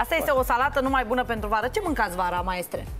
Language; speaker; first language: Romanian; native; Romanian